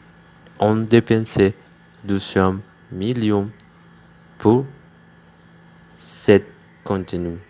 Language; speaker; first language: French; non-native, learner; Spanish